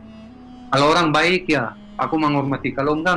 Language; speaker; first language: Indonesian; non-native, fluent; Hebrew